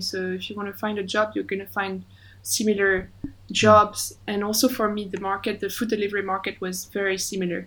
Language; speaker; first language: English; non-native, fluent; French